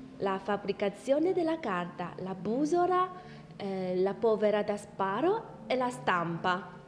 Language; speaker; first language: Italian; non-native, fluent; Chinese